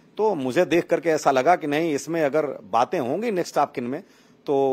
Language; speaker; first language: Hindi; native; Hindi